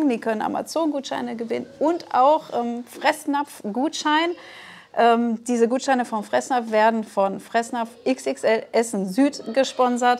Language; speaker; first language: German; native; German